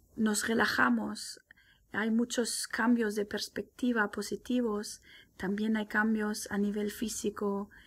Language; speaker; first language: Spanish; non-native, fluent; German